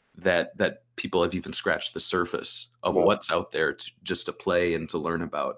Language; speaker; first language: English; native; English